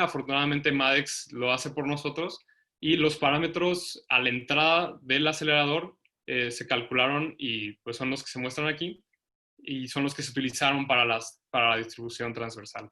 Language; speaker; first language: Spanish; native; Spanish